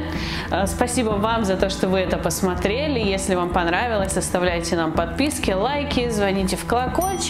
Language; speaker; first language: Russian; native; Russian